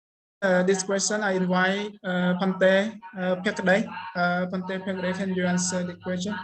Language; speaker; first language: English; non-native, learner; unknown